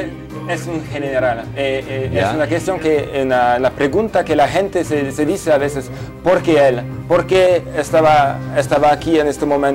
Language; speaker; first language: Spanish; non-native, fluent; French